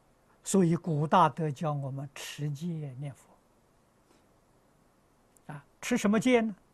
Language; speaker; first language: Chinese; native; Chinese